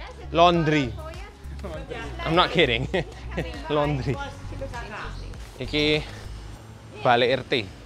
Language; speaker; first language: English; native; English